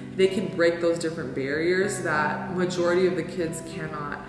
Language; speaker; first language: English; early bilingual, other home language; Spanish